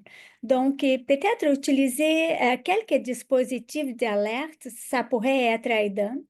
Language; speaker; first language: French; non-native, fluent; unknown